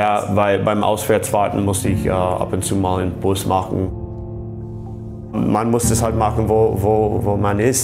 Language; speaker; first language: German; non-native, fluent; English